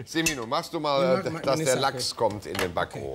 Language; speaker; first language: German; native; German